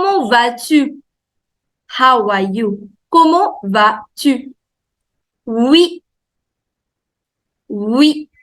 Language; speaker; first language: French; non-native, fluent; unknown